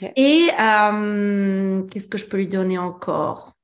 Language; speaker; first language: French; early bilingual, other home language; Italian